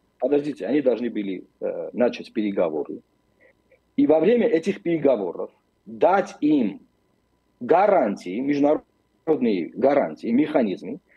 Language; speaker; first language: Russian; non-native, local second language; Armenian